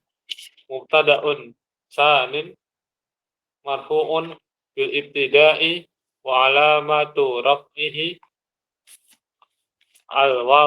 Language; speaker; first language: Arabic; non-native, learner; Indonesian